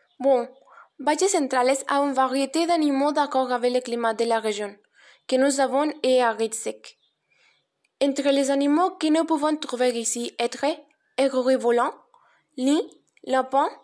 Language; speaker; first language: French; non-native, learner; Spanish